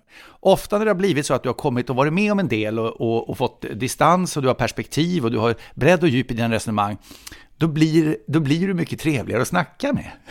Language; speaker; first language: Swedish; native; Swedish